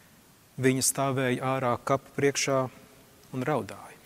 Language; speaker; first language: Latvian; native; Latvian